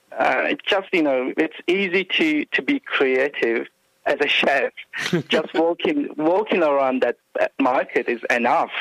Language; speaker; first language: English; non-native, fluent; Turkish